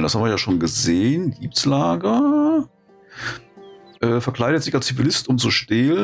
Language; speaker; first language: German; native; German